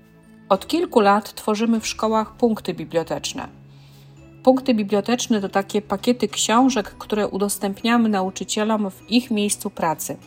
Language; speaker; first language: Polish; native; Polish